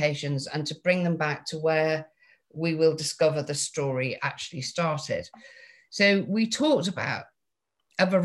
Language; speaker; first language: English; native; English